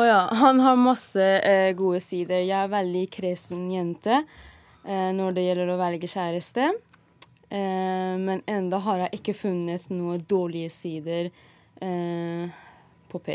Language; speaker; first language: Norwegian; non-native, fluent; Persian